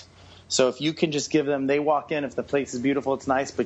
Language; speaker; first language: English; native; English